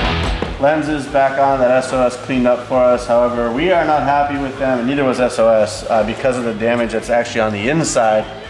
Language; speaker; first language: English; native; English